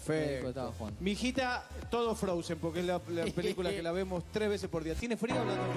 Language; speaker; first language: Spanish; native; Spanish